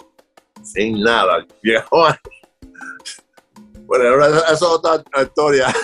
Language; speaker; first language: Spanish; early bilingual, other home language; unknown